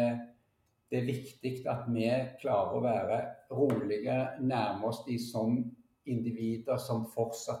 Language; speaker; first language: Norwegian; native; Norwegian